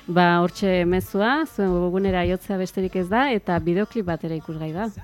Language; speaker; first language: Basque; native; Basque